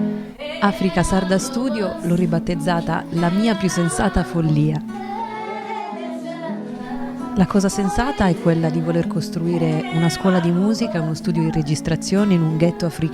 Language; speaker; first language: Italian; native; Italian